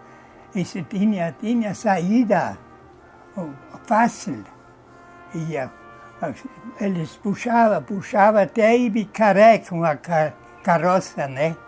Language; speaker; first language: Portuguese; non-native, fluent; German